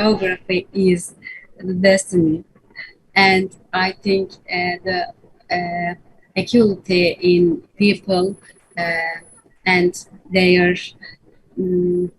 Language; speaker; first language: English; non-native, learner; Turkish